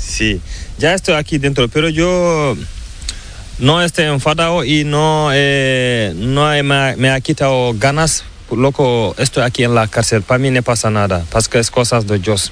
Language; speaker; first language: Spanish; non-native, learner; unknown